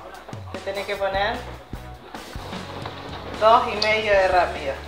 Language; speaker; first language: Spanish; native; Spanish